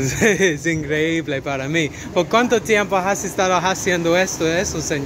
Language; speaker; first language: Spanish; non-native, learner; English